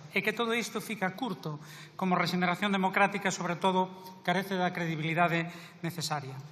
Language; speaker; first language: Galician; native; Galician